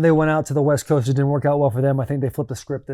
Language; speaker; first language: English; native; English